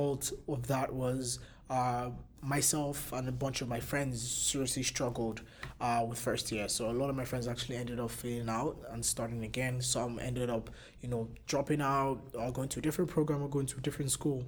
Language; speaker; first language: English; non-native, local second language; Yoruba